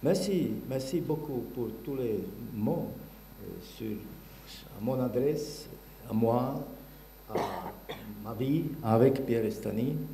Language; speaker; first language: French; non-native, learner; Bulgarian